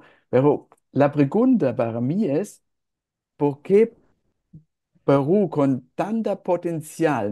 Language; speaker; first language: Spanish; non-native, fluent; German